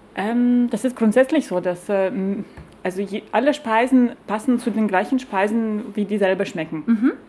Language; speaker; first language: German; non-native, fluent; Lithuanian